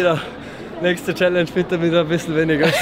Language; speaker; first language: German; native; German